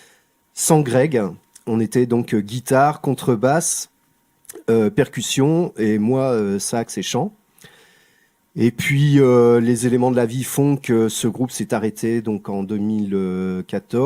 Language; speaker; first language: French; native; French